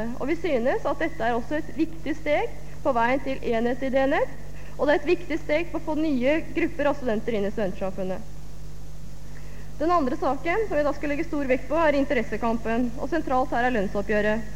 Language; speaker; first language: Norwegian; native; Norwegian